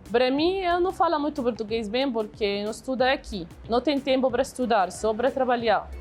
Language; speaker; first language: Portuguese; non-native, learner; Arabic